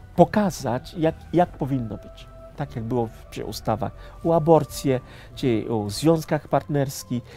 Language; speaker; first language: Polish; non-native, fluent; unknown